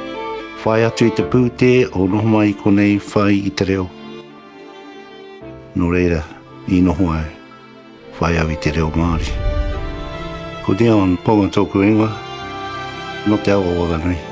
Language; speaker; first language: Māori; non-native, local second language; English